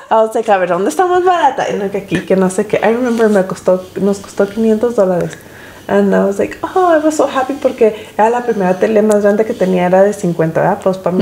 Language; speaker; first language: Spanish; early bilingual, heritage; Spanish